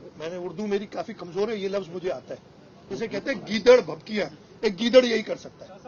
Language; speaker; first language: Urdu; non-native, local second language; Sindhi